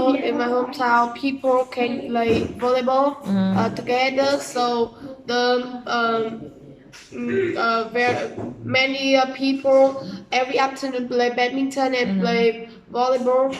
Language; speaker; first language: English; non-native, learner; Vietnamese